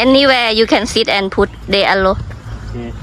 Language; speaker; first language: English; non-native, learner; Thai